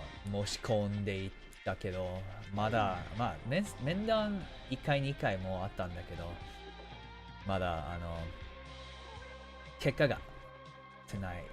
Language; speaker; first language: Japanese; non-native, learner; English